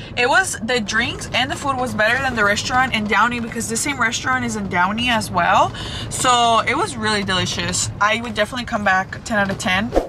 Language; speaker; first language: English; early bilingual, other home language; Spanish